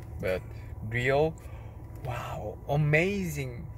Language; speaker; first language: English; non-native, learner; Korean